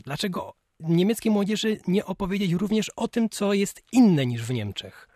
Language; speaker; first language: Polish; native; Polish